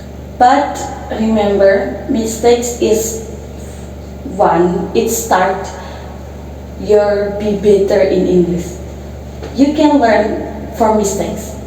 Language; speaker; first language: English; non-native, learner; Indonesian